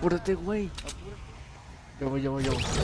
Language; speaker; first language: Spanish; native; Spanish